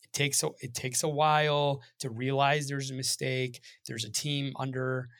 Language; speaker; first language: English; native; English